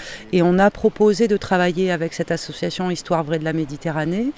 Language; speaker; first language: French; native; French